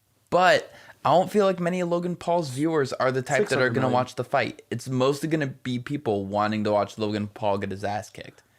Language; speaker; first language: English; native; English